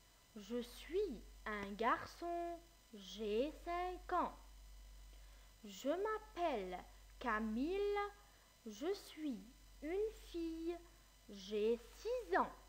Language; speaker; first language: French; non-native, fluent; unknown